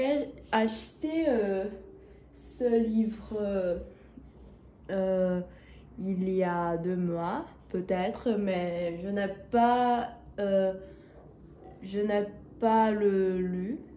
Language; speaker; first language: French; non-native, learner; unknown